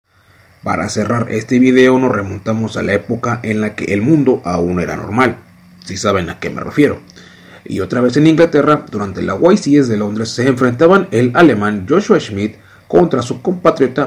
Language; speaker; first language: Spanish; native; Spanish